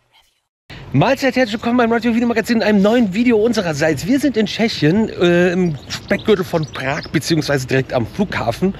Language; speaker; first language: German; native; German